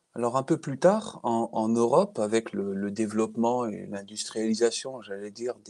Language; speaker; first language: French; native; French